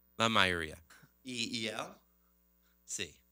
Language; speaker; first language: Spanish; non-native, learner; English